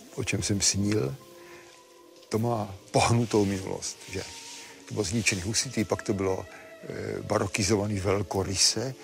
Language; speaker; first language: Czech; native; Czech